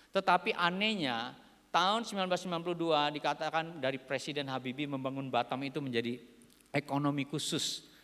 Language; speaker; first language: Indonesian; native; Indonesian